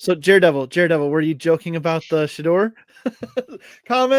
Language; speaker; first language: English; native; English